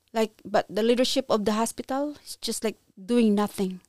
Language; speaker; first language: English; non-native, local second language; Cebuano